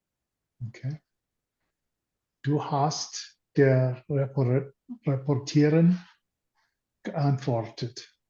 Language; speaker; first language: German; non-native, learner; English